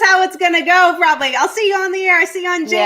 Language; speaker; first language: English; native; English